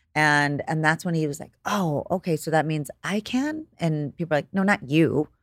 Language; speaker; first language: English; native; English